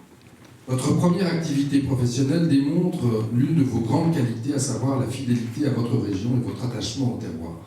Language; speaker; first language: French; native; French